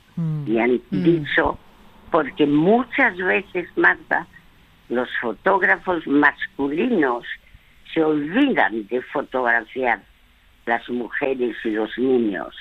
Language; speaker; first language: Spanish; early bilingual, other home language; French